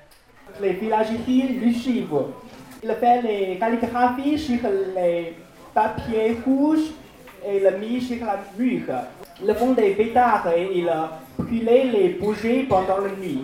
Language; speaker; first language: French; non-native, learner; Chinese